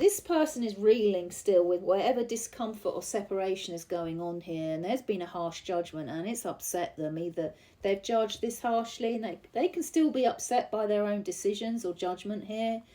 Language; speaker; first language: English; native; English